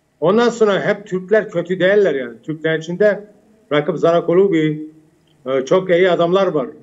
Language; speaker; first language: Turkish; early bilingual, heritage; Armenian